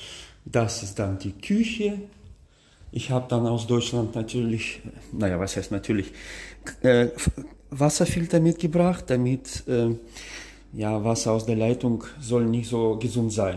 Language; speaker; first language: German; non-native, fluent; Russian